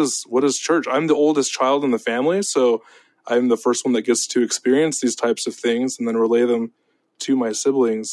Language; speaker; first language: English; native; English